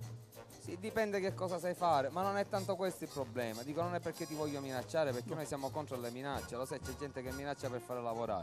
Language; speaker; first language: Italian; native; Italian